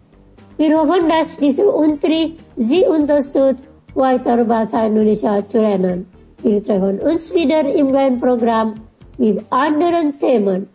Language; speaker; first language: German; non-native, fluent; Indonesian